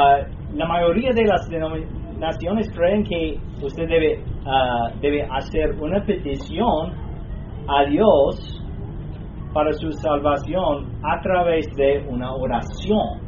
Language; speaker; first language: Spanish; non-native, fluent; English